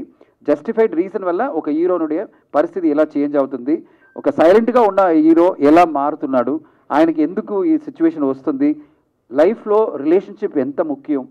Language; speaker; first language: Telugu; non-native, fluent; Tamil